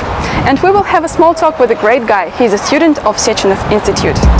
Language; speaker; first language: English; non-native, fluent; Russian